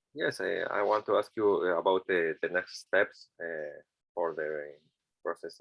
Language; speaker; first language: English; non-native, learner; Spanish